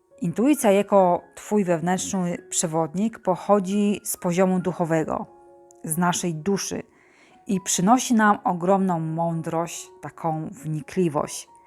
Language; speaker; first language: Polish; native; Polish